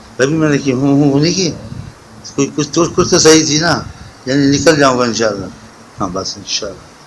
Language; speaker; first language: Urdu; non-native, local second language; Saraiki